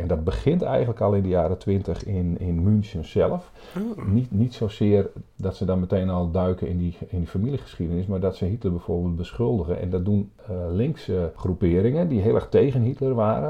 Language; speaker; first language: Dutch; native; Dutch